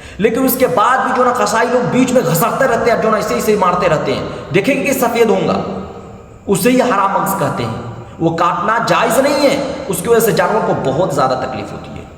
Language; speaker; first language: Urdu; native; Urdu